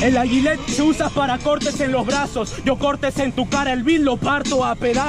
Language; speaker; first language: Spanish; native; Spanish